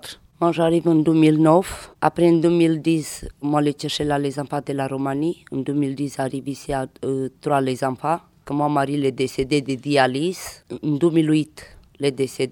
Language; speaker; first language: French; non-native, learner; Romanian